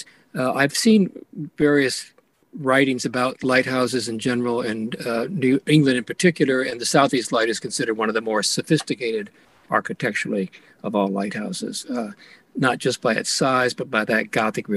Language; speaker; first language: English; native; English